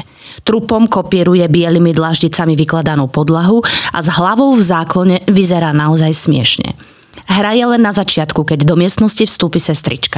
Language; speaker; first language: Slovak; native; Slovak